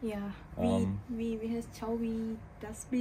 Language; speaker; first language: German; non-native, learner; Thai